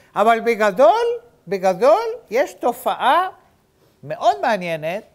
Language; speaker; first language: Hebrew; native; Hebrew